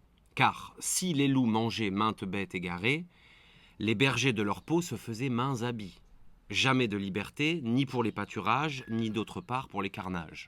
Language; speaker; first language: French; native; French